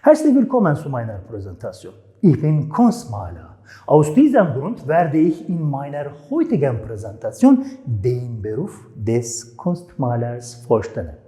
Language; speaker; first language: German; non-native, fluent; Turkish